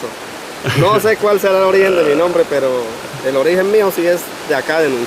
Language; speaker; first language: Spanish; native; Spanish